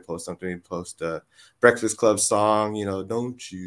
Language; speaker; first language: English; native; English